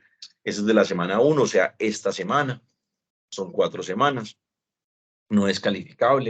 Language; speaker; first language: Spanish; native; Spanish